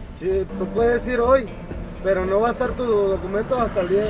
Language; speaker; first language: Spanish; native; Spanish